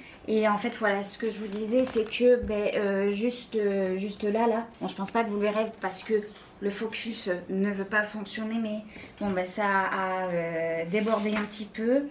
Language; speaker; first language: French; native; French